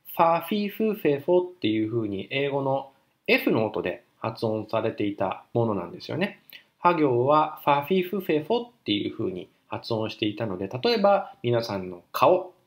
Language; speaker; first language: Japanese; native; Japanese